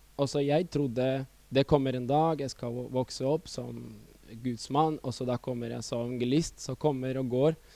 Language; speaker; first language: Norwegian; non-native, fluent; Estonian